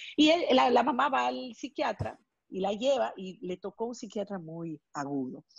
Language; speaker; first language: Spanish; native; Spanish